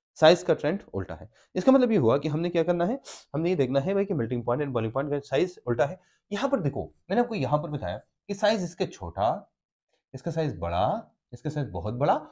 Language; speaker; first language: Urdu; non-native, local second language; Pashto